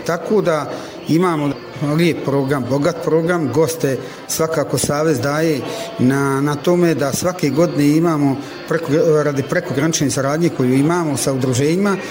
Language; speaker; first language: Bosnian; non-native, local second language; Italian